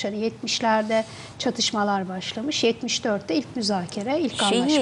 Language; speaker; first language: Turkish; native; Turkish